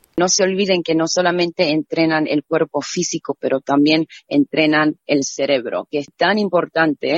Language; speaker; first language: Spanish; native; Spanish